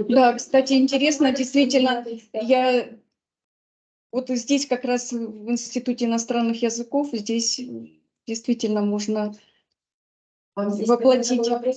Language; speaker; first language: Russian; native; Russian